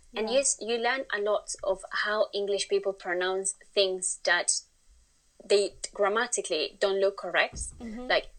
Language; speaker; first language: English; non-native, fluent; Spanish